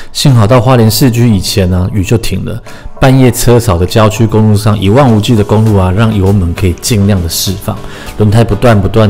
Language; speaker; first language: Chinese; native; Chinese